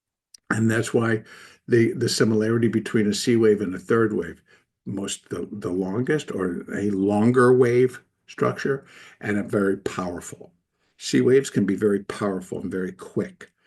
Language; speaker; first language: English; native; English